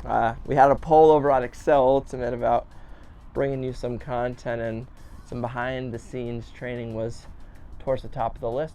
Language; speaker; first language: English; native; English